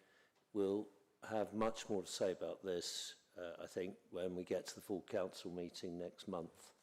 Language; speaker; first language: English; native; English